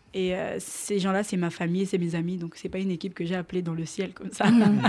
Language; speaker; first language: French; non-native, local second language; Lingala